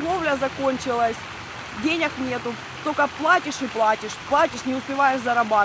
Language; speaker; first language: Russian; native; Russian